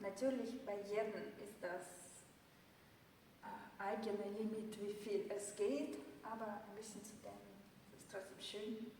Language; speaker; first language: German; non-native, fluent; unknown